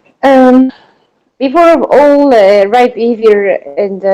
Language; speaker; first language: English; non-native, learner; Arabic